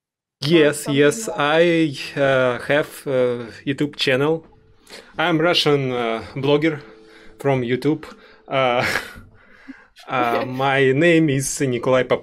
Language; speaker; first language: English; non-native, learner; Russian